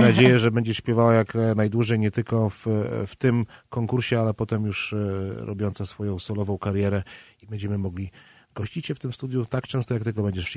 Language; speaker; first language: Polish; native; Polish